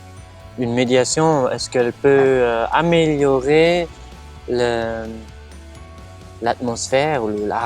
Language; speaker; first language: French; non-native, fluent; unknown